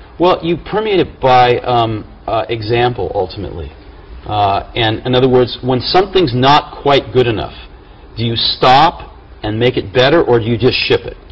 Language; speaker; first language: English; native; English